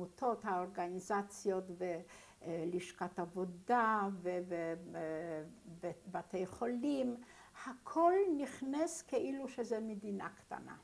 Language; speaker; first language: Hebrew; non-native, fluent; Yiddish